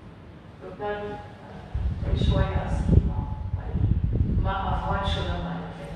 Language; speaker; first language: Persian; non-native, learner; Arabic